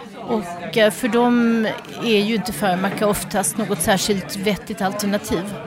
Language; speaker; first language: Swedish; native; Swedish